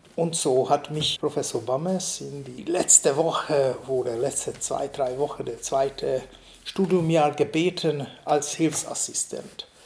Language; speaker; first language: German; non-native, fluent; Hungarian